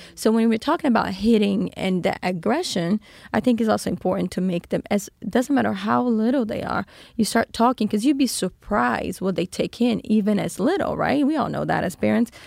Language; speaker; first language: English; non-native, fluent; Portuguese